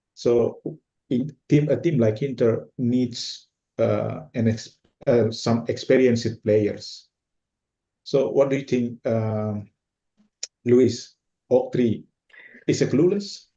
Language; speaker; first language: English; non-native, fluent; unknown